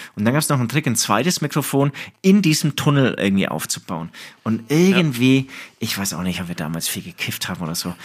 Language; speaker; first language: German; native; German